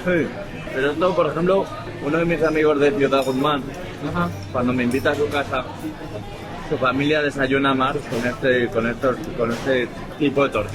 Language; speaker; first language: Spanish; native; Spanish